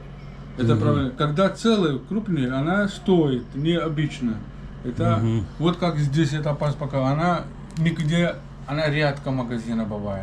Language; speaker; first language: Russian; non-native, learner; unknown